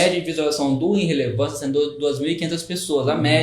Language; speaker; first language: Portuguese; native; Portuguese